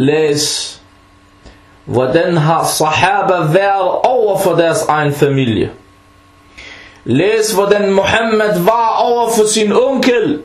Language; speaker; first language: Danish; non-native, fluent; Arabic